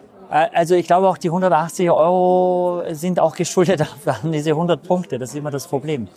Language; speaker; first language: German; native; German